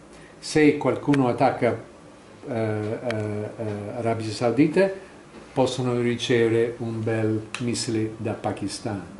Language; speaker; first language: Italian; non-native, fluent; English